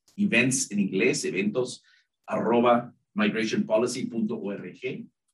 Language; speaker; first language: Spanish; non-native, fluent; English